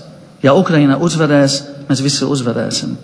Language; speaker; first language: Latvian; non-native, fluent; Arabic